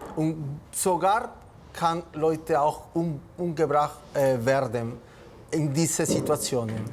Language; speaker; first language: German; non-native, fluent; Spanish